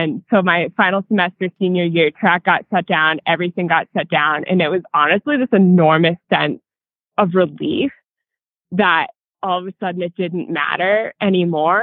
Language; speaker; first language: English; native; English